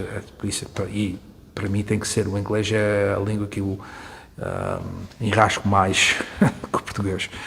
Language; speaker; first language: Portuguese; early bilingual, heritage; Portuguese